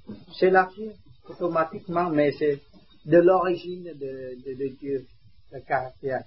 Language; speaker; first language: French; non-native, learner; Vietnamese